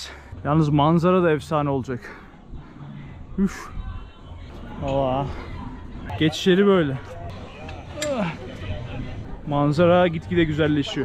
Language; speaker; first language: Turkish; native; Turkish